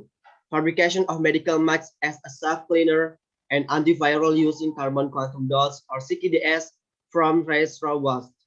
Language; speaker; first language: English; non-native, learner; Indonesian